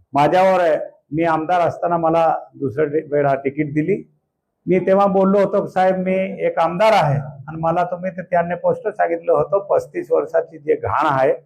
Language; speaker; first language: Marathi; non-native, local second language; Bhili